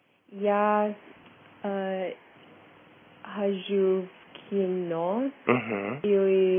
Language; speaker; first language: Russian; non-native, learner; English